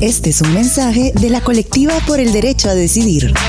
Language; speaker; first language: Spanish; native; Spanish